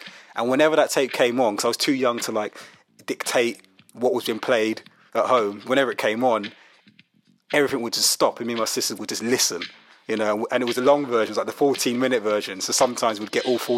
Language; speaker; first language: English; native; English